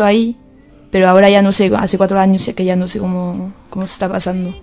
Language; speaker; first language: Spanish; non-native, fluent; French